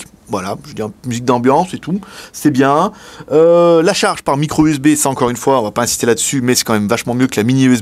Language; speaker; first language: French; native; French